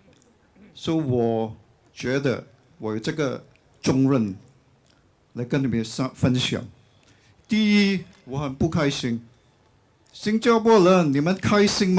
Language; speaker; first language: Chinese; non-native, local second language; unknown